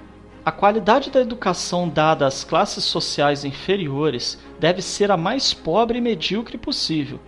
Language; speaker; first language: Portuguese; native; Portuguese